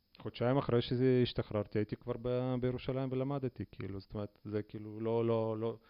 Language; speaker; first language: Hebrew; non-native, fluent; Russian